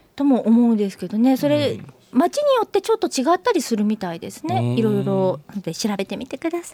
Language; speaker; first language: Japanese; native; Japanese